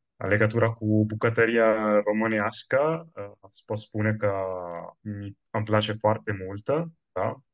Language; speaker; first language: Romanian; non-native, fluent; Italian